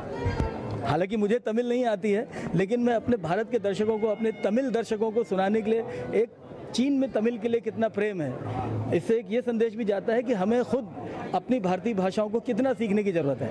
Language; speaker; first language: Hindi; native; Hindi